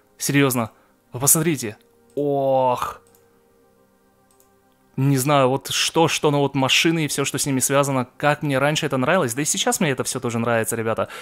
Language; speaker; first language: Russian; native; Russian